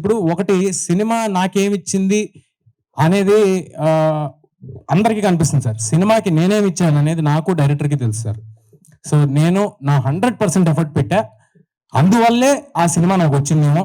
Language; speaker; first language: Telugu; native; Telugu